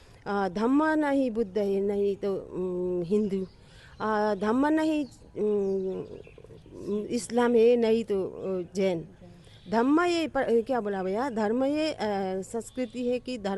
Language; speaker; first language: Hindi; non-native, learner; Nepali